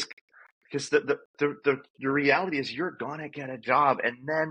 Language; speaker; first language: English; native; English